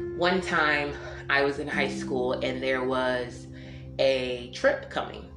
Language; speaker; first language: English; native; English